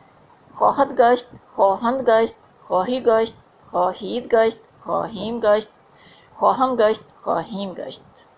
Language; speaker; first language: Persian; non-native, fluent; Urdu